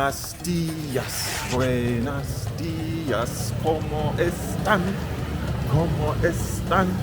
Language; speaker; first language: Spanish; non-native, learner; English